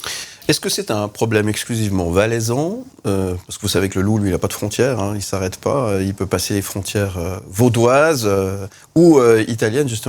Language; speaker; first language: French; native; French